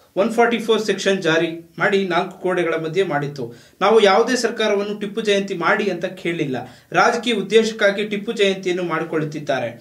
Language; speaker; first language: Kannada; native; Kannada